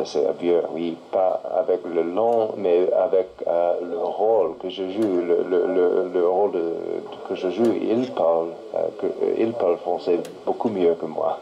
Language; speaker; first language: French; non-native, learner; English